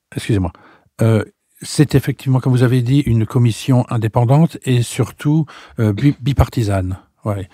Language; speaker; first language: French; native; French